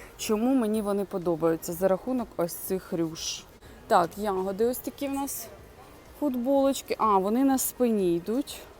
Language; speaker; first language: Ukrainian; non-native, local second language; Russian